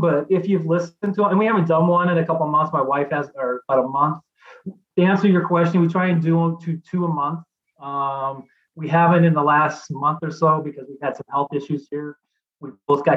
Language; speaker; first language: English; native; English